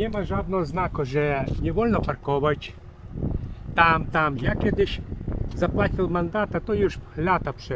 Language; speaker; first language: Polish; non-native, learner; Ukrainian